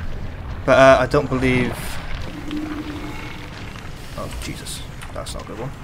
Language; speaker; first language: English; native; English